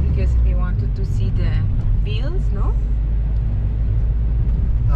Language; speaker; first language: English; non-native, learner; Swiss German